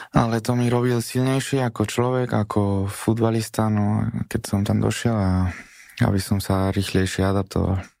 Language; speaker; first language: Slovak; non-native, fluent; Spanish